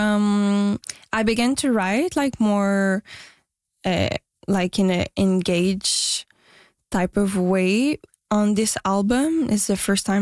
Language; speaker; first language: English; non-native, fluent; French